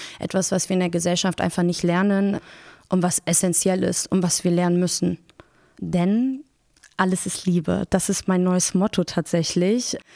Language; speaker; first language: German; early bilingual, other home language; Persian